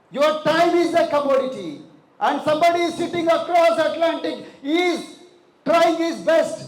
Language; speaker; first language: English; non-native, local second language; Telugu